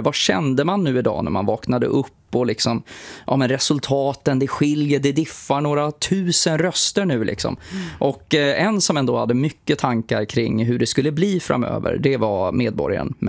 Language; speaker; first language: Swedish; native; Swedish